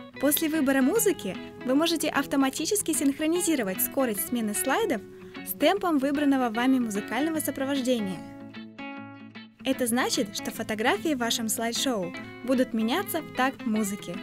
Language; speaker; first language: Russian; native; Russian